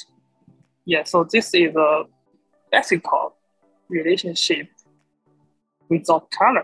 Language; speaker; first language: English; non-native, learner; Chinese